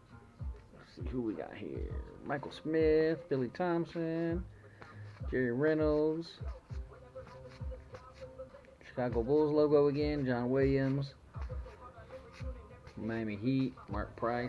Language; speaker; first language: English; native; English